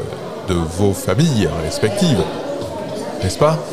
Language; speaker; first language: French; native; French